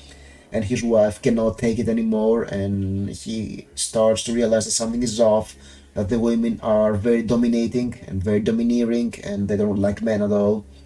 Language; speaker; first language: English; non-native, fluent; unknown